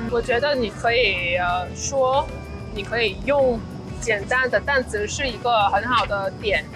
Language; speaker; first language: Chinese; non-native, learner; English